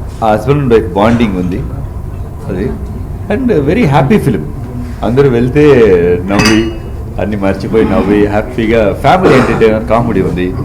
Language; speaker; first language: Telugu; non-native, learner; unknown